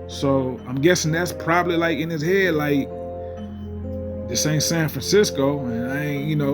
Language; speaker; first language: English; native; English